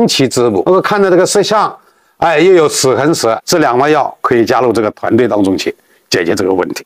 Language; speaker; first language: Chinese; native; Chinese